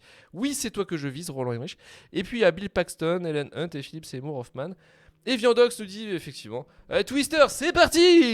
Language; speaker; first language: French; native; French